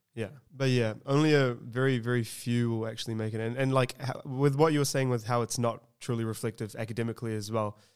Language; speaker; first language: English; early bilingual, other home language; Hindi